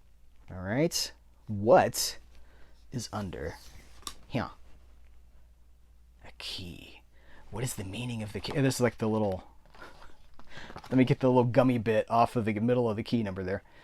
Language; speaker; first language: English; native; English